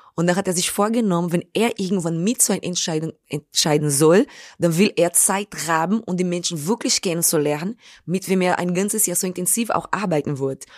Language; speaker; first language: German; non-native, fluent; Portuguese